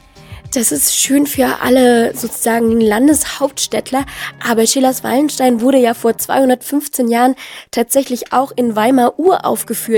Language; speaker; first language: German; native; German